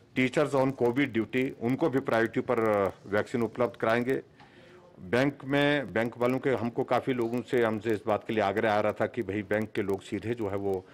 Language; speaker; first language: Hindi; native; Hindi